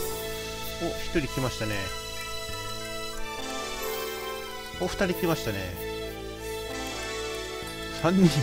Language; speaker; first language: Japanese; native; Japanese